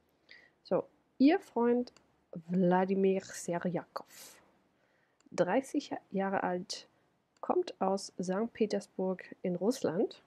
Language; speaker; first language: German; non-native, fluent; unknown